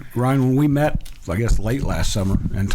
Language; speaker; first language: English; native; English